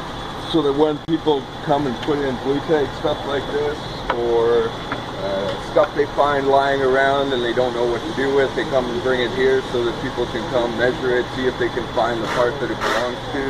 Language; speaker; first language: English; native; English